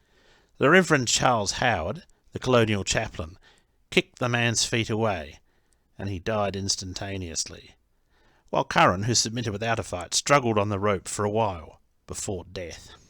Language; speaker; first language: English; native; English